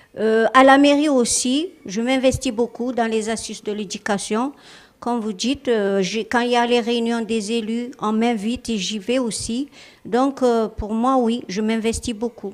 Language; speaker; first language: French; non-native, local second language; Arabic